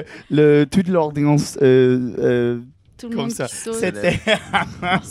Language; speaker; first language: French; non-native, learner; English